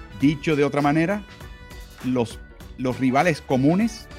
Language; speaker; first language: Spanish; native; Spanish